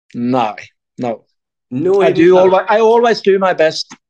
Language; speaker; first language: English; non-native, learner; Norwegian